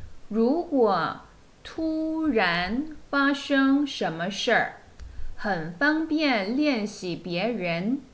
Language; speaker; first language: Chinese; non-native, fluent; Korean